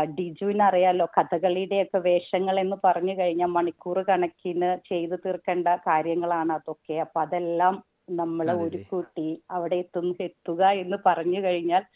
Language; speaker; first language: Malayalam; native; Malayalam